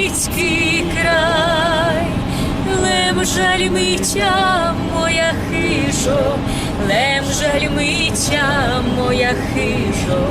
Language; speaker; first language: Ukrainian; native; Ukrainian